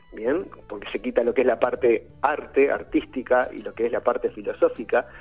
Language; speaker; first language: Spanish; native; Spanish